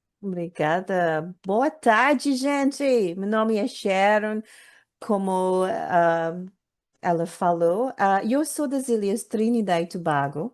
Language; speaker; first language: Portuguese; non-native, learner; English